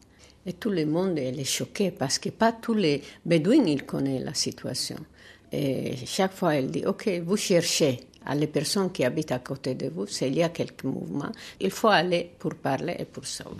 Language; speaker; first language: French; non-native, learner; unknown